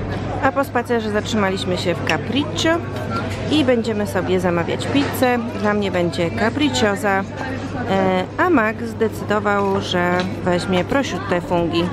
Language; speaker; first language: Polish; native; Polish